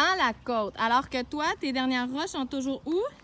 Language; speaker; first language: French; native; French